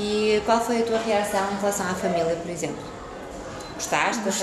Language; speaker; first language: Portuguese; native; Portuguese